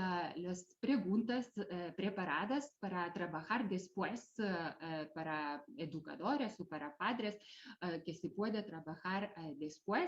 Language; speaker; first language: Spanish; non-native, fluent; Lithuanian